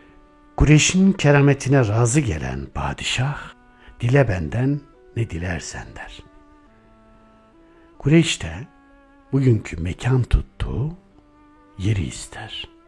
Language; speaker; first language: Turkish; native; Turkish